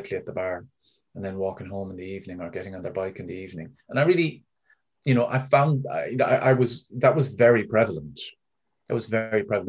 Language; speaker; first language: English; native; English